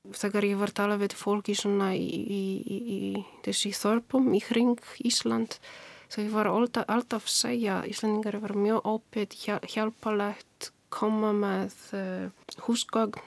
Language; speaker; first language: Icelandic; non-native, learner; Polish